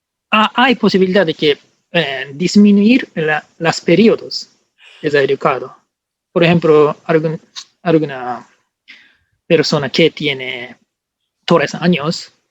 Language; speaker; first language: Spanish; non-native, learner; Japanese